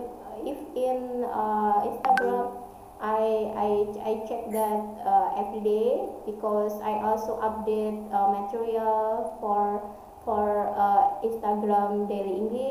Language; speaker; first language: English; non-native, learner; Indonesian